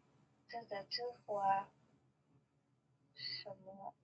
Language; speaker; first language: Chinese; non-native, learner; Indonesian